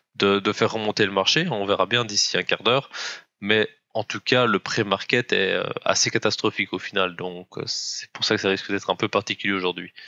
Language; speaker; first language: French; native; French